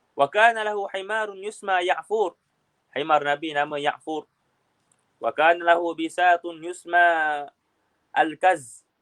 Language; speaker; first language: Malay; native; Malay